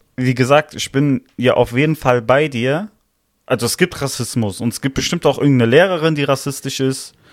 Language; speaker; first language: German; early bilingual, other home language; Italian